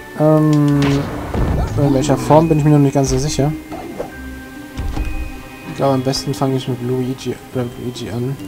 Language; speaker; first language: German; native; German